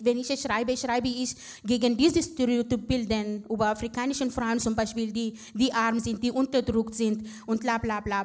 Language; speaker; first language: German; non-native, fluent; Arabic